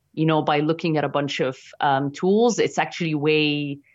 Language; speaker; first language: English; non-native, fluent; Arabic